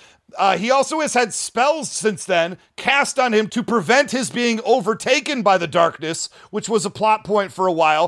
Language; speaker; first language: English; native; English